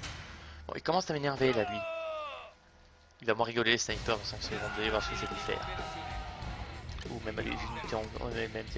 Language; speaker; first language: French; native; French